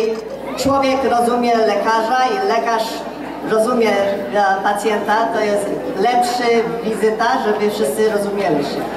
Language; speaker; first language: Polish; early bilingual, heritage; Polish